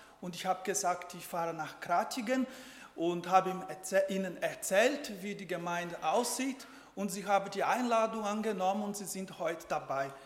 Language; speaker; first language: German; non-native, fluent; Portuguese